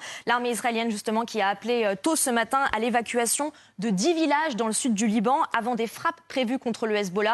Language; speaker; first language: French; native; French